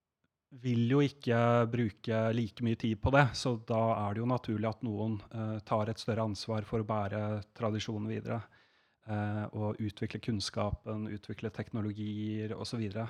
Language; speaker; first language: Norwegian; native; Norwegian